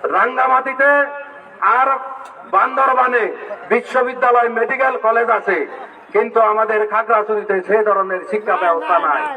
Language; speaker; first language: Bangla; non-native, local second language; Chakma